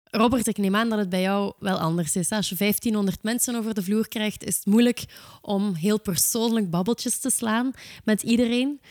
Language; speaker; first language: Dutch; native; Dutch